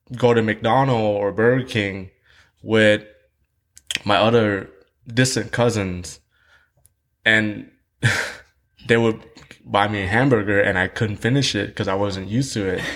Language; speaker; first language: English; early bilingual, other home language; Vietnamese